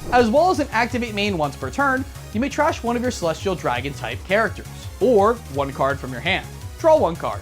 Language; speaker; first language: English; native; English